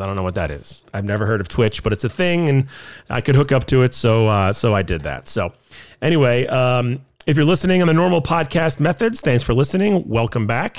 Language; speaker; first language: English; native; English